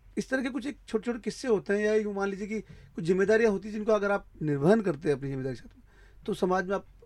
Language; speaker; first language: Hindi; native; Hindi